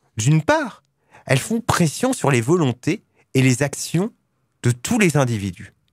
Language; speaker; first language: French; native; French